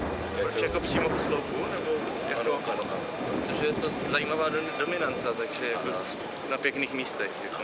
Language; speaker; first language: Czech; native; Czech